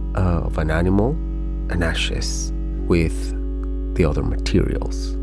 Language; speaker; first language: English; non-native, fluent; Spanish